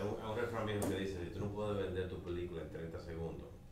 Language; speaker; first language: Spanish; native; Spanish